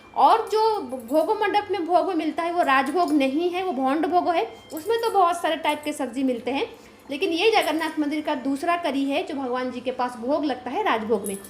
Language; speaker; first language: Hindi; non-native, local second language; Bangla